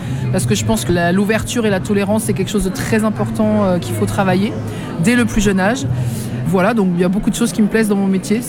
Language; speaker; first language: French; native; French